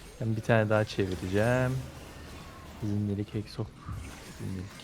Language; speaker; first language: Turkish; native; Turkish